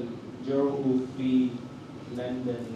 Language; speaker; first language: Arabic; non-native, learner; Urdu